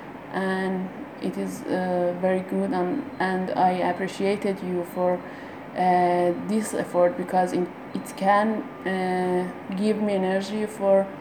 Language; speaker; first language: English; non-native, learner; Persian